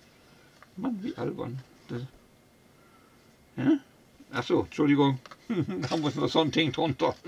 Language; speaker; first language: German; native; German